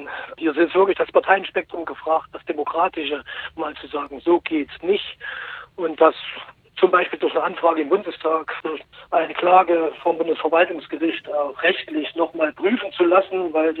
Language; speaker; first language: German; native; German